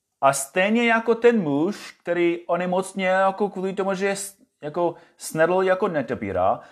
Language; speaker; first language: Czech; non-native, fluent; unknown